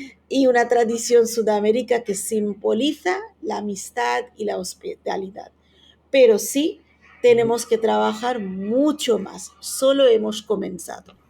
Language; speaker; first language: Spanish; non-native, fluent; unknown